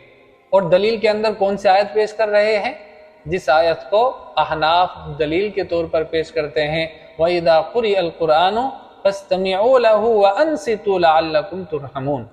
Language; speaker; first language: Urdu; native; Urdu